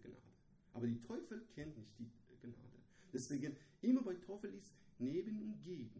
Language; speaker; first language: German; non-native, learner; Persian